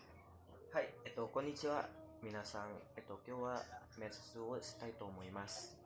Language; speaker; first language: Japanese; non-native, learner; Indonesian